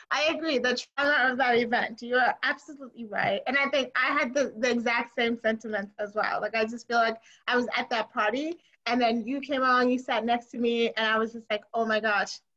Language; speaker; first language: English; non-native, local second language; Shona